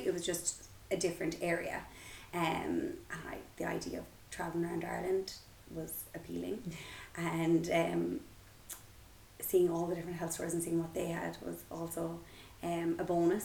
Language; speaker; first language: English; native; English